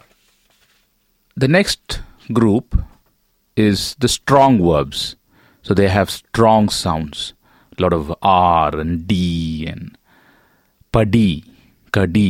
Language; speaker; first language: English; non-native, local second language; Tamil